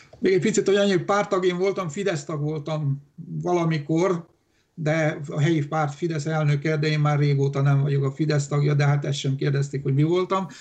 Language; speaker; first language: Hungarian; non-native, local second language; Romanian